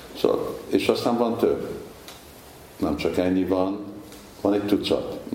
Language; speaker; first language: Hungarian; early bilingual, heritage; Hungarian